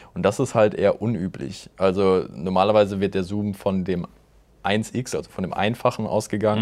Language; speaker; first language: German; native; German